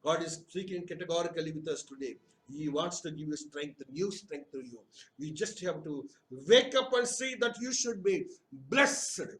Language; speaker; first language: English; non-native, local second language; Telugu